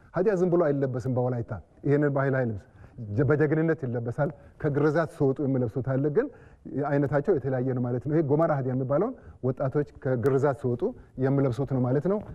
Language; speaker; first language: Amharic; non-native, local second language; Wolaytta